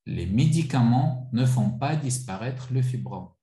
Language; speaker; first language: French; non-native, local second language; Arabic